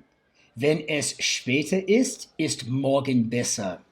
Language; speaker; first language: German; non-native, learner; English